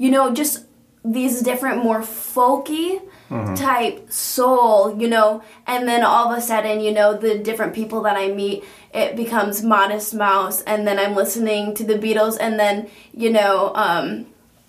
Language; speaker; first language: English; native; English